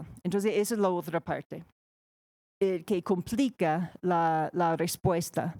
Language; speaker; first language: Spanish; non-native, fluent; English